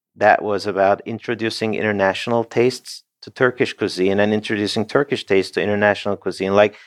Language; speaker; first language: English; non-native, fluent; Turkish